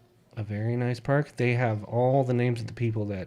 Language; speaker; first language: English; native; English